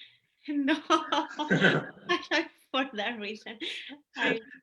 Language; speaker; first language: English; non-native, learner; Spanish